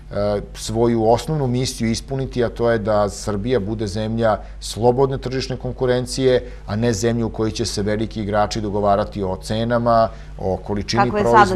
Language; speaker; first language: Serbian; native; Serbian